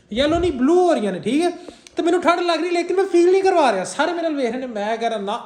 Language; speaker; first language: Urdu; non-native, local second language; Punjabi